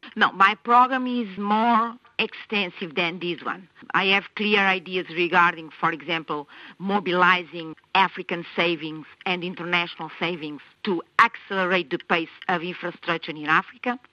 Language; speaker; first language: English; non-native, fluent; Kabuverdianu